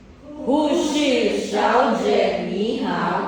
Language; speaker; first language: Chinese; non-native, learner; Filipino